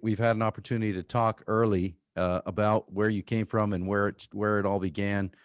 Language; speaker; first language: English; native; English